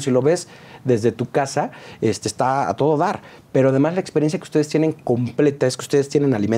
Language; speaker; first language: Spanish; native; Spanish